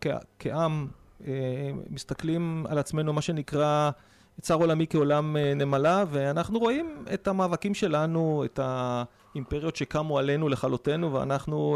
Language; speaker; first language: Hebrew; native; Hebrew